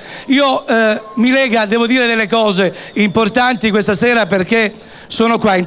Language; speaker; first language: Italian; native; Italian